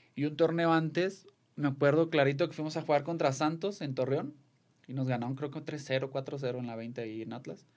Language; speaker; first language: Spanish; native; Spanish